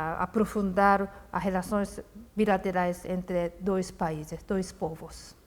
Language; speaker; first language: Portuguese; non-native, fluent; Japanese